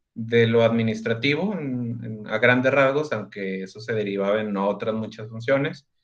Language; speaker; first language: Spanish; native; Spanish